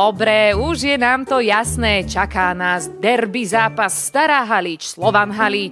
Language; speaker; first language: Slovak; native; Slovak